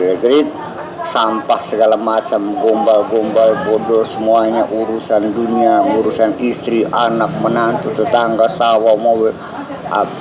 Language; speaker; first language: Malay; non-native, local second language; Javanese